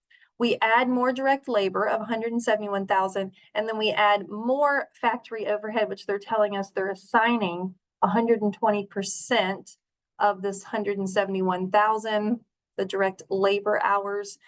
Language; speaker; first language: English; native; English